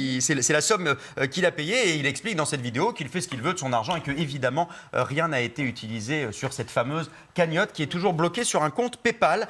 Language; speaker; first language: French; native; French